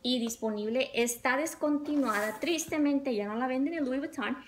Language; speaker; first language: Spanish; early bilingual, other home language; English